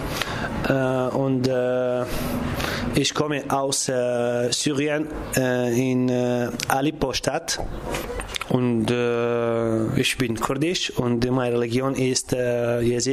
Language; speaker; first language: German; non-native, learner; Kurdish